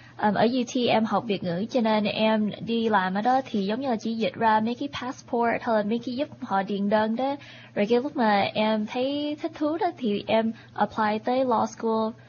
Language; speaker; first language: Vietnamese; early bilingual, heritage; Vietnamese